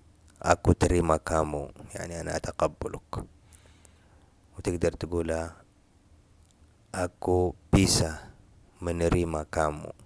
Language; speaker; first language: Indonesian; non-native, fluent; Arabic